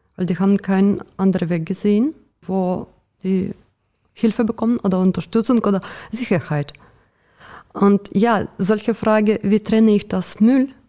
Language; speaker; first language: German; non-native, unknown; Russian